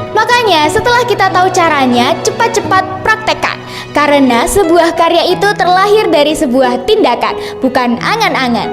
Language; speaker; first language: Indonesian; native; Indonesian